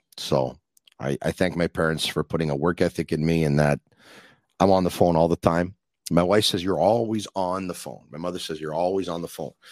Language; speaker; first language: English; native; English